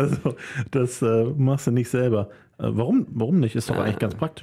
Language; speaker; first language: German; native; German